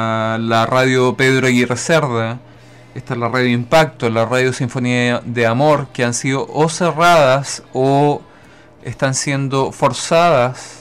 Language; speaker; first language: Spanish; native; Spanish